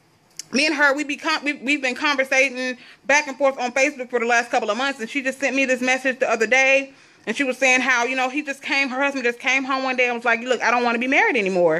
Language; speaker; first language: English; native; English